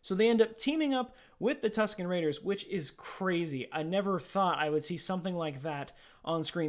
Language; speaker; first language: English; native; English